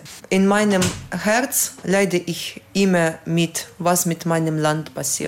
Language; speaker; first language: German; non-native, fluent; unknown